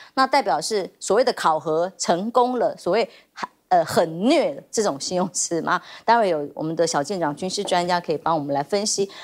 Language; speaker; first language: Chinese; native; Chinese